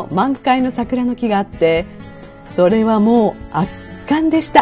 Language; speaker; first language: Japanese; native; Japanese